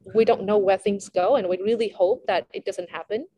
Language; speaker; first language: English; non-native, fluent; Vietnamese